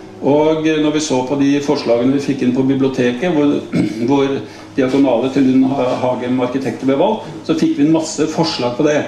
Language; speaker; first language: Norwegian; native; Norwegian